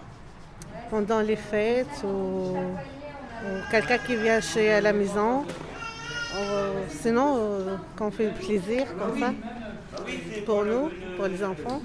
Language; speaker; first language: French; non-native, local second language; Comorian